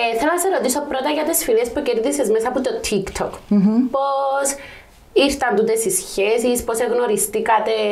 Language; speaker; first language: Greek; native; Greek